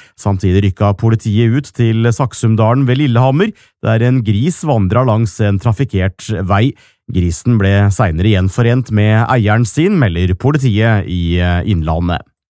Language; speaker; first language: Norwegian; native; Norwegian